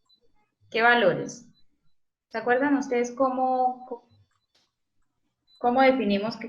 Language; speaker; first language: Spanish; native; Spanish